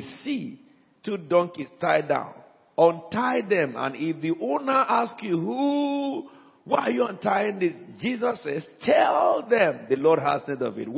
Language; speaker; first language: English; non-native, local second language; Yoruba